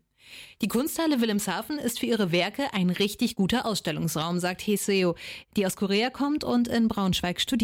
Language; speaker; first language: German; native; German